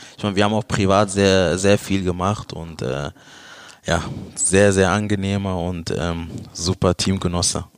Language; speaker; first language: German; early bilingual, other home language; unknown